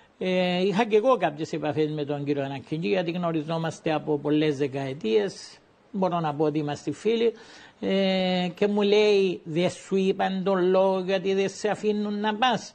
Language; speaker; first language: Greek; native; Greek